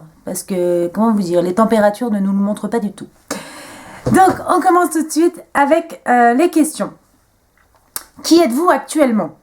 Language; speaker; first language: French; native; French